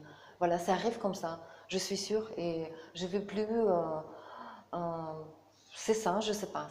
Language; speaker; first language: French; non-native, learner; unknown